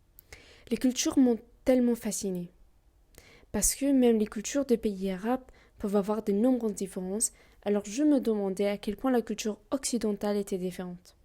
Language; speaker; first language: French; non-native, learner; Arabic